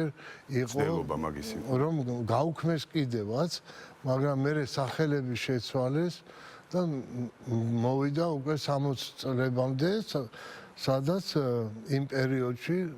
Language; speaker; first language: Georgian; native; Georgian